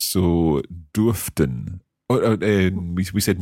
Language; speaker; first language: German; non-native, learner; English